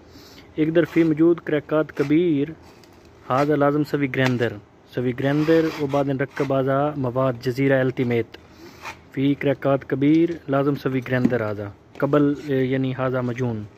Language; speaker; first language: Arabic; non-native, learner; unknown